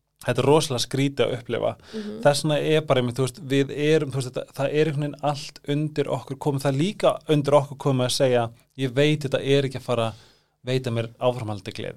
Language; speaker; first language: Icelandic; native; Icelandic